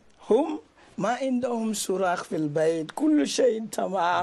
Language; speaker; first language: Arabic; non-native, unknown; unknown